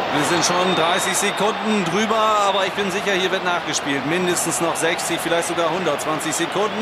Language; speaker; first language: German; native; German